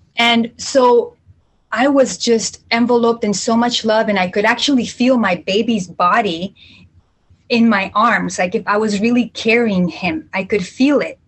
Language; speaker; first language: English; early bilingual, other home language; Spanish